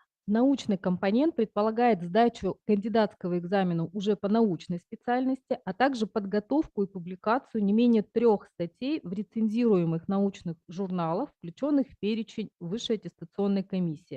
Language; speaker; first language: Russian; native; Russian